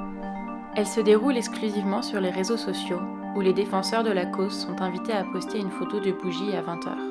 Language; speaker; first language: French; native; French